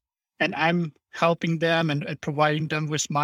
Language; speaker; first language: English; non-native, fluent; German